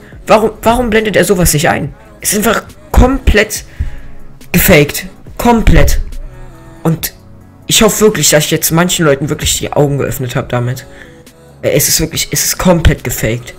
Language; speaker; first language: German; native; German